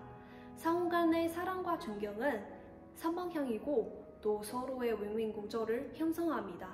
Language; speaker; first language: Korean; non-native, fluent; Chinese